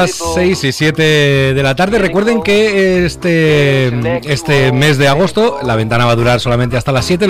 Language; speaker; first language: Spanish; native; Spanish